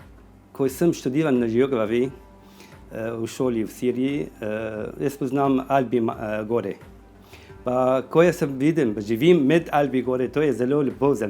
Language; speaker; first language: Slovenian; non-native, learner; Arabic